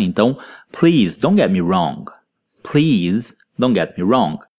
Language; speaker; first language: English; non-native, fluent; Portuguese